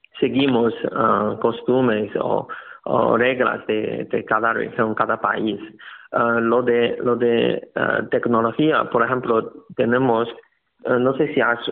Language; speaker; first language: Spanish; non-native, learner; Chinese